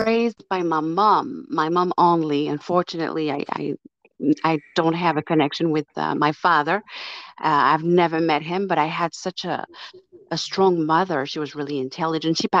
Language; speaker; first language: English; non-native, fluent; French